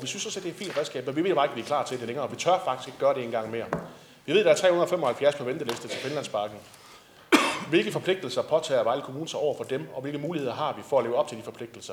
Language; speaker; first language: Danish; native; Danish